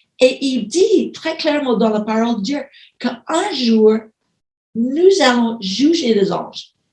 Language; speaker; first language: French; non-native, fluent; English